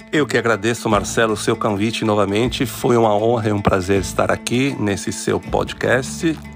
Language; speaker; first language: Portuguese; non-native, fluent; Italian